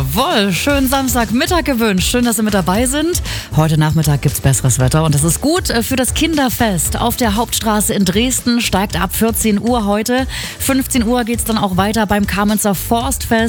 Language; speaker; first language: German; native; German